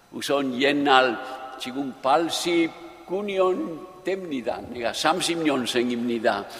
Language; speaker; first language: Korean; non-native, fluent; Japanese